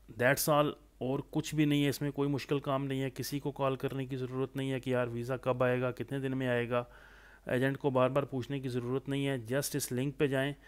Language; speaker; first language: Urdu; non-native, local second language; Punjabi